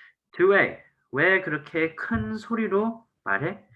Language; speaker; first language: Korean; non-native, fluent; English